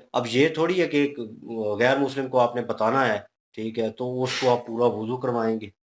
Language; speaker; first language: Urdu; non-native, local second language; Punjabi